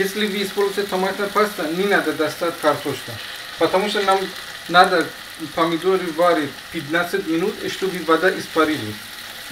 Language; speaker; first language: Russian; non-native, learner; Persian